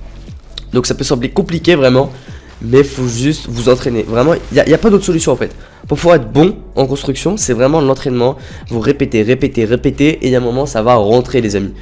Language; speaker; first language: French; native; French